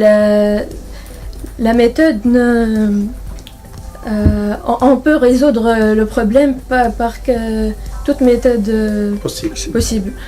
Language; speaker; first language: French; non-native, local second language; Arabic